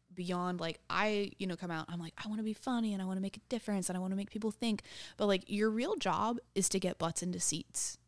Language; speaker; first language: English; native; English